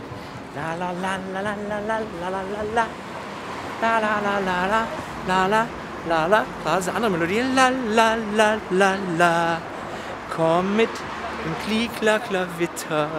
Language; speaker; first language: German; native; German